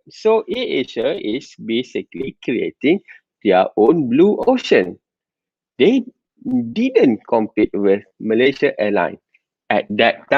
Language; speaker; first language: English; non-native, local second language; Malay